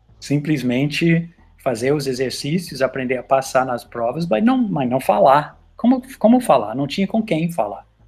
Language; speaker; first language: Portuguese; non-native, fluent; English